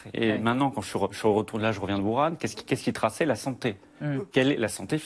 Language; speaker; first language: French; native; French